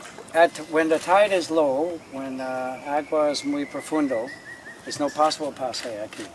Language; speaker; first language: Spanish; non-native, learner; English